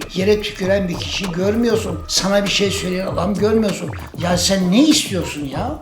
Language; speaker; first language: Turkish; native; Turkish